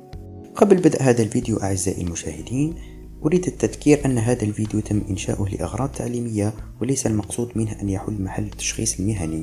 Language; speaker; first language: Arabic; native; Arabic